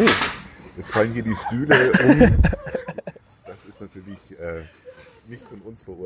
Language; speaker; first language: German; native; German